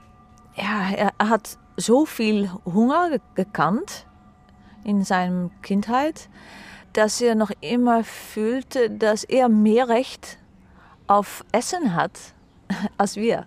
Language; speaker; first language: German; non-native, fluent; Dutch